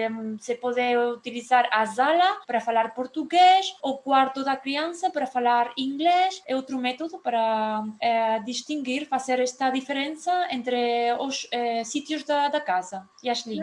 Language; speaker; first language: Portuguese; non-native, fluent; Spanish